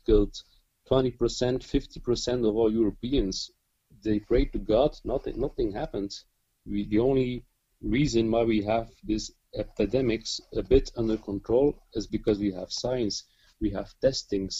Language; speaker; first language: English; non-native, fluent; Dutch